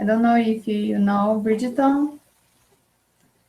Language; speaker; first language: English; non-native, learner; Portuguese